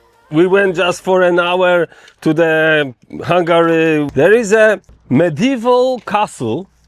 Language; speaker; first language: English; non-native, learner; Polish